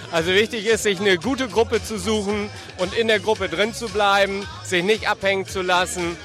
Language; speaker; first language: German; native; German